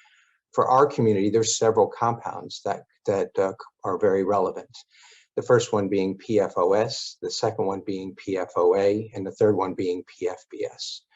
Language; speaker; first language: English; native; English